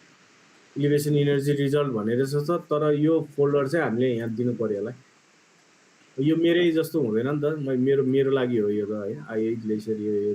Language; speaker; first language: Nepali; native; Nepali